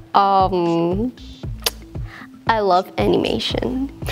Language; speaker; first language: English; non-native, fluent; Thai